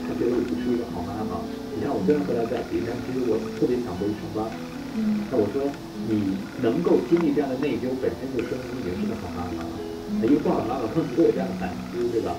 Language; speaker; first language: Chinese; native; Chinese